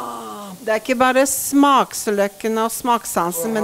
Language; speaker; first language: Norwegian; native; Norwegian